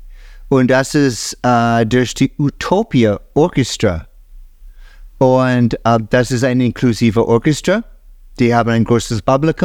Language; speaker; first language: German; non-native, fluent; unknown